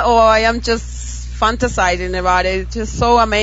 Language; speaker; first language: English; non-native, fluent; Spanish